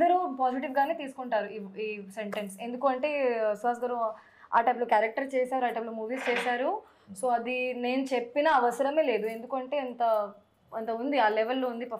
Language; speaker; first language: Telugu; non-native, learner; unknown